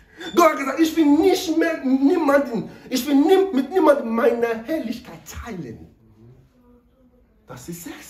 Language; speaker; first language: German; non-native, learner; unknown